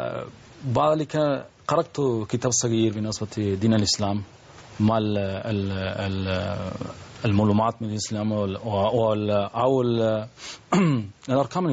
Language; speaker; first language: Arabic; non-native, learner; Spanish